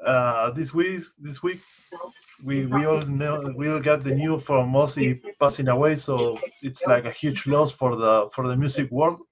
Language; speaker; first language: English; non-native, fluent; Spanish